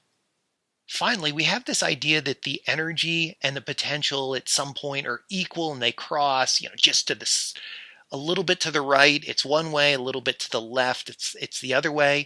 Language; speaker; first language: English; native; English